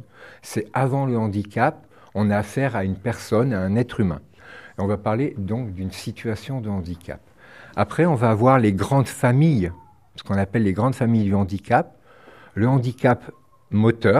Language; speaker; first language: French; native; French